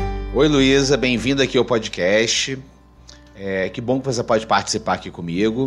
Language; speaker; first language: Portuguese; native; Portuguese